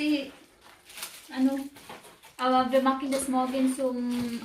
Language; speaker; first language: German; non-native, learner; Filipino